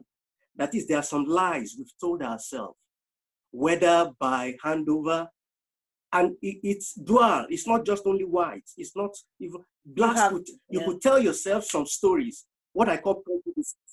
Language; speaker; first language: English; non-native, local second language; Yoruba